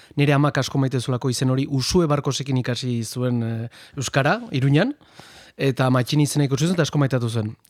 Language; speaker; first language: Basque; non-native, local second language; Spanish